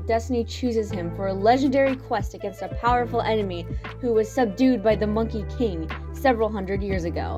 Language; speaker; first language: English; native; English